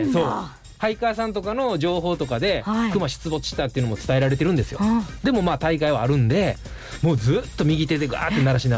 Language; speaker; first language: Japanese; native; Japanese